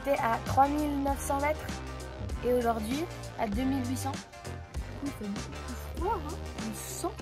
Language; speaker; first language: French; native; French